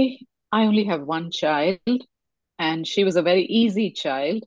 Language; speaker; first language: English; non-native, local second language; Tamil